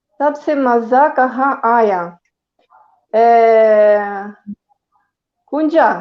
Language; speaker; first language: Hindi; non-native, learner; Greek